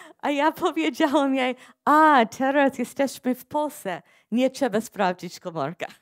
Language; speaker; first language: Polish; non-native, fluent; English